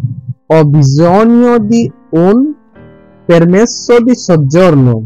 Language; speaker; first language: Italian; non-native, learner; Bangla